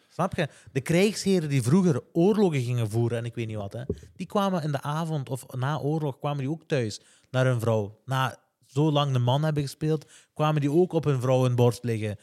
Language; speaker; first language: Dutch; native; Dutch